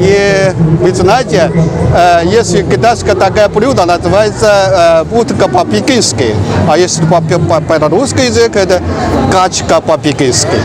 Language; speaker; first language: Russian; non-native, learner; Chinese